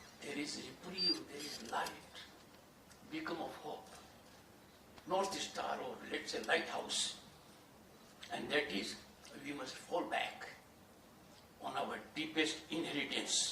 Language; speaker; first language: English; non-native, local second language; Hindi